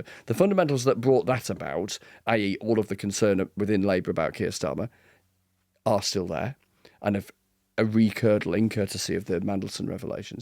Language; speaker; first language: English; native; English